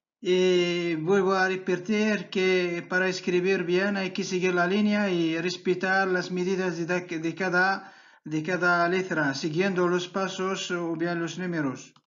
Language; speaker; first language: Spanish; non-native, fluent; Arabic